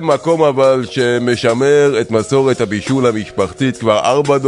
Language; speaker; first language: Hebrew; native; Hebrew